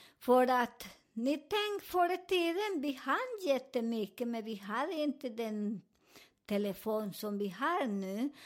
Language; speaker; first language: Swedish; non-native, fluent; Spanish